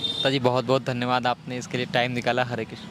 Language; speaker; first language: Hindi; native; Hindi